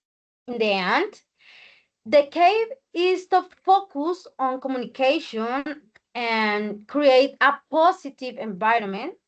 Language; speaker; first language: English; non-native, learner; Spanish